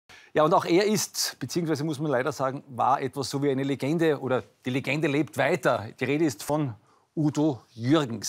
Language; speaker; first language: German; native; German